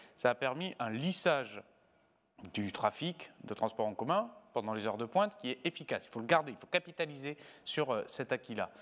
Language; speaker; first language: French; native; French